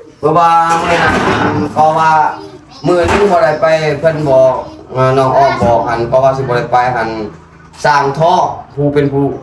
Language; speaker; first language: Thai; non-native, local second language; Lao